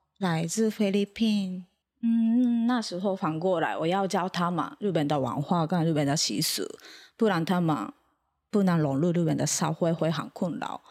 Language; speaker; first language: Chinese; non-native, fluent; Japanese